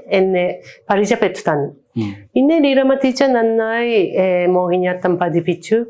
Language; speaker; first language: Malayalam; non-native, learner; Japanese